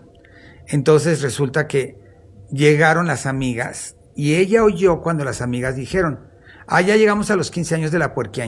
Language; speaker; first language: Spanish; native; Spanish